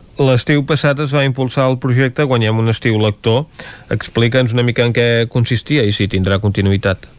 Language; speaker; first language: Catalan; native; Catalan